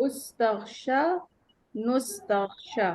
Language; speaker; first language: Arabic; non-native, learner; Urdu